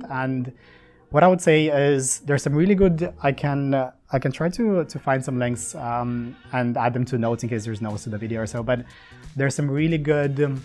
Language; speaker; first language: English; non-native, fluent; Romanian